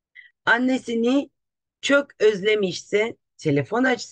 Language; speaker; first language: Turkish; non-native, fluent; Russian